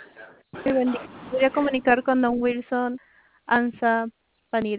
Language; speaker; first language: Spanish; native; Spanish